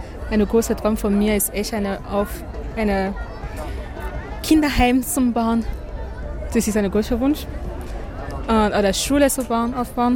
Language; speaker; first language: German; non-native, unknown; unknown